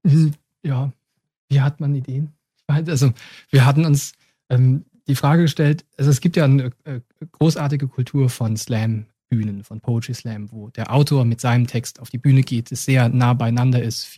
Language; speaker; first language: German; native; German